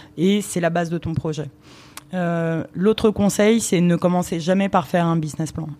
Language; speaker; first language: French; early bilingual, other home language; Romanian